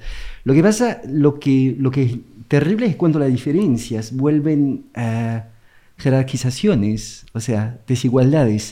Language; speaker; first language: Spanish; non-native, fluent; French